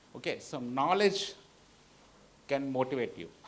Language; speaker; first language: English; non-native, local second language; Telugu